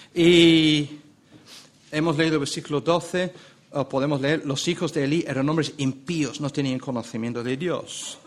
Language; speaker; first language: Spanish; non-native, fluent; English